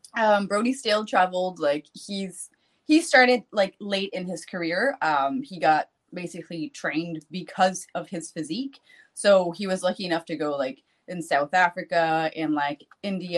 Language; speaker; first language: English; non-native, fluent; French